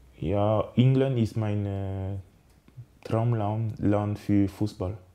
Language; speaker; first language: German; non-native, learner; French